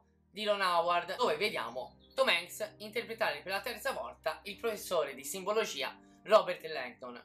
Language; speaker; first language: Italian; native; Italian